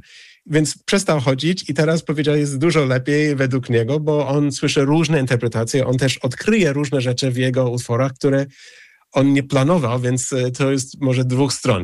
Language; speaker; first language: Polish; non-native, fluent; English